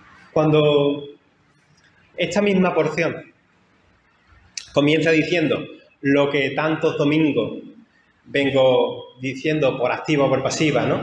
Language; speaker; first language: Spanish; native; Spanish